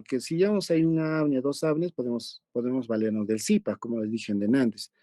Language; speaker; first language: Spanish; native; Spanish